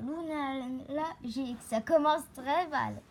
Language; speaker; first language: French; native; French